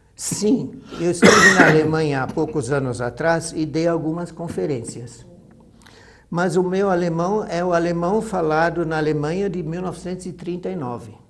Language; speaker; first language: Portuguese; early bilingual, other home language; German